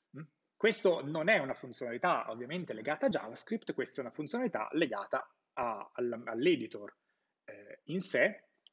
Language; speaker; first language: Italian; native; Italian